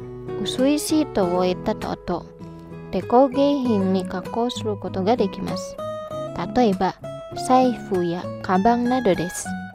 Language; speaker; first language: Japanese; non-native, fluent; Indonesian